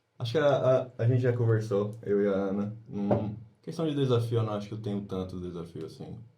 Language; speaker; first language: Portuguese; native; Portuguese